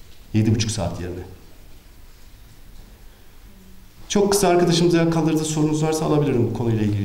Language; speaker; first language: Turkish; native; Turkish